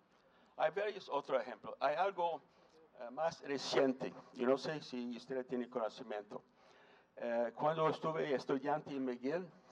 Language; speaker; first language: Spanish; non-native, fluent; English